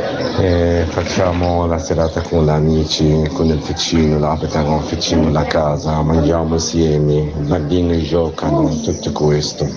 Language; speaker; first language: Italian; non-native, learner; Arabic